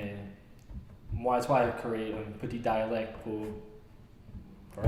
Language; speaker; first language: French; non-native, learner; English